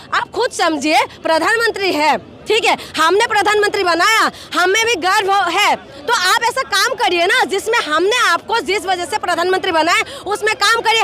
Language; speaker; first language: Hindi; non-native, local second language; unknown